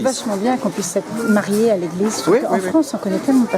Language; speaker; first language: French; native; French